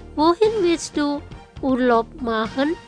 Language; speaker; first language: German; non-native, fluent; Indonesian